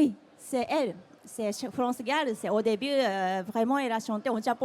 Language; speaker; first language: French; non-native, fluent; Japanese